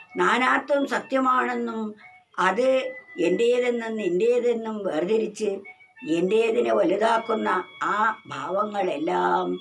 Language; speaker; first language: Malayalam; native; Malayalam